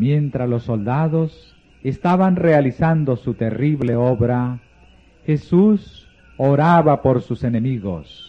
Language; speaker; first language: Spanish; native; Spanish